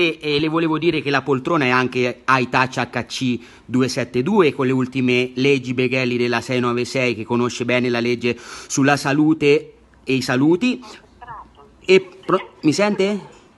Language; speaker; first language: Italian; native; Italian